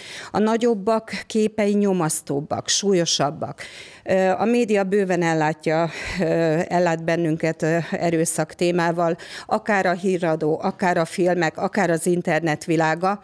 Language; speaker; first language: Hungarian; native; Hungarian